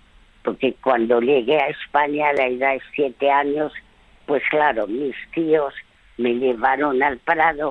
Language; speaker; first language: Spanish; early bilingual, other home language; French